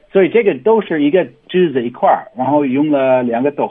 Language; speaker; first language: Chinese; non-native, learner; English